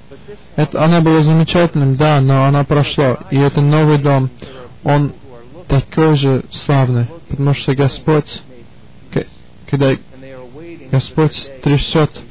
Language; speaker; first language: Russian; early bilingual, heritage; Russian